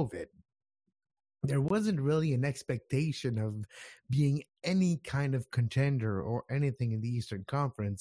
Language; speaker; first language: English; native; English